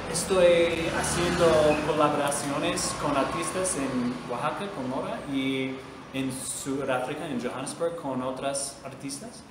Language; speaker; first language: Spanish; non-native, learner; English